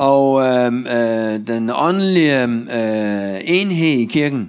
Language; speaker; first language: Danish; non-native, learner; Russian